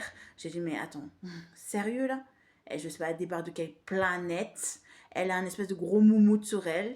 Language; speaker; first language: French; native; French